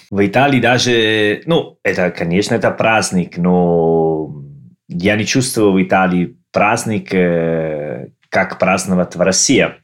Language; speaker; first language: Russian; non-native, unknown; Italian